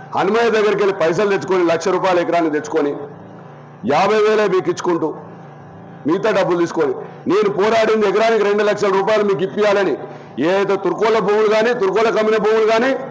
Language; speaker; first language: Telugu; native; Telugu